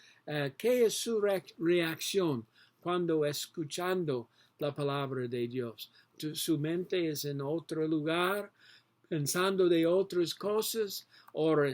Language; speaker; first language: Spanish; non-native, learner; English